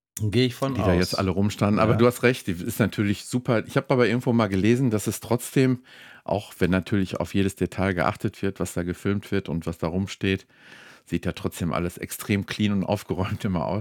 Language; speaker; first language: German; native; German